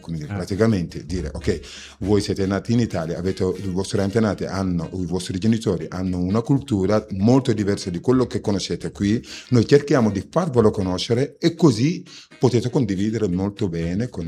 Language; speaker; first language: Italian; non-native, fluent; Wolof